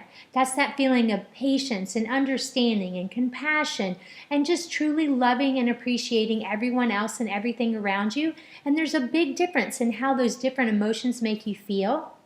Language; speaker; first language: English; native; English